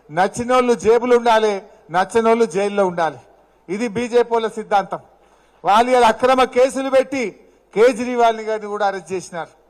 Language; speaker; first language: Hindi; non-native, local second language; Telugu